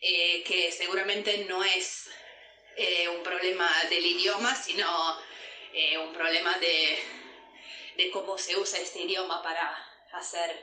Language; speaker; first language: Spanish; non-native, fluent; Italian